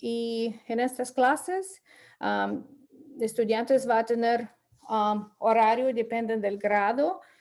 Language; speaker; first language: Spanish; non-native, fluent; English